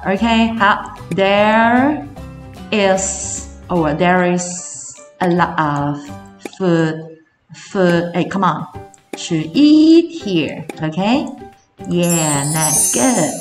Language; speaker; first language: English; non-native, fluent; Chinese